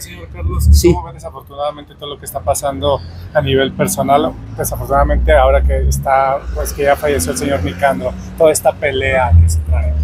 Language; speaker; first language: Spanish; native; Spanish